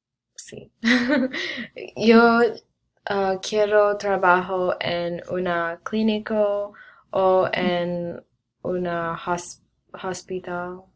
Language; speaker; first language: Spanish; non-native, learner; English